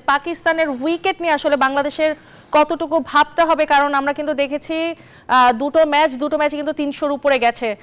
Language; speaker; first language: Bangla; native; Bangla